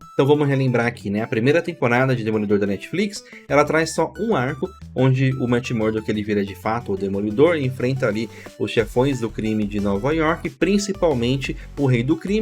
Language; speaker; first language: Portuguese; native; Portuguese